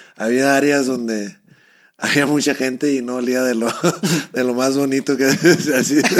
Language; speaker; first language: Spanish; native; Spanish